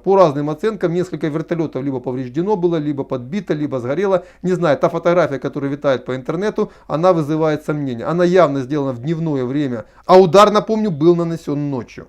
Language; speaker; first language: Russian; native; Russian